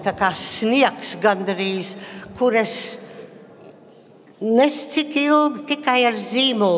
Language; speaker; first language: Latvian; early bilingual, heritage; Latvian